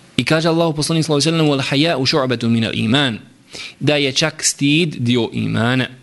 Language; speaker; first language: Bosnian; native; Bosnian